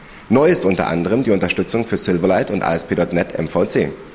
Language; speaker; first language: German; native; German